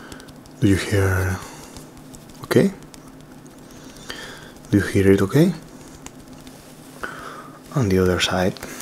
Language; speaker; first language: English; non-native, learner; Spanish